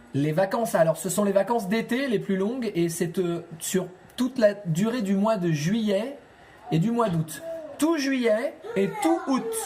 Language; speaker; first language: French; native; French